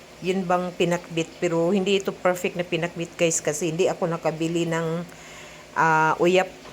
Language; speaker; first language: Filipino; non-native, local second language; Cebuano